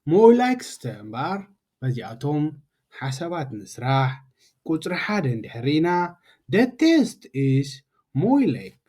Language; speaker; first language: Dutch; non-native, learner; Tigrinya